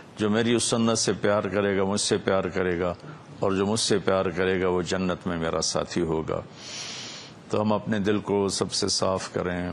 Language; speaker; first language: Urdu; non-native, local second language; Punjabi